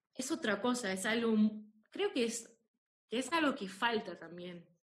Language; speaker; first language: Spanish; non-native, fluent; German